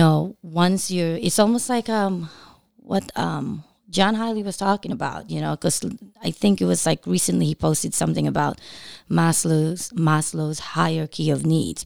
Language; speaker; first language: English; non-native, local second language; Filipino